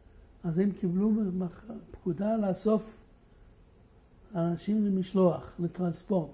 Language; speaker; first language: Hebrew; non-native, fluent; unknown